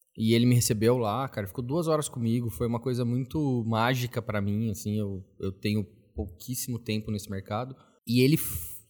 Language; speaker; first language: Portuguese; native; Portuguese